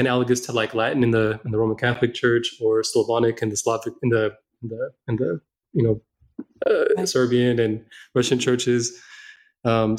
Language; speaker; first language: English; non-native, local second language; Amharic